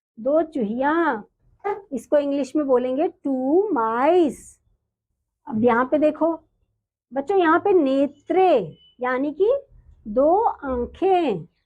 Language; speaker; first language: Hindi; native; Hindi